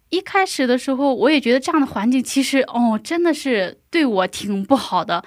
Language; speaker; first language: Chinese; native; Chinese